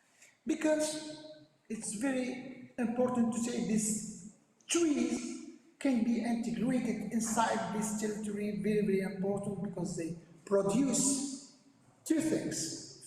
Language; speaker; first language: English; non-native, learner; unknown